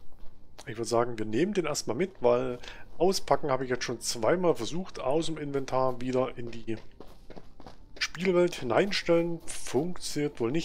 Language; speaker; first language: German; native; German